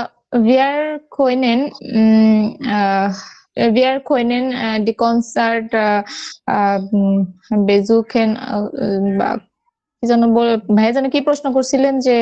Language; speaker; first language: German; non-native, learner; Bangla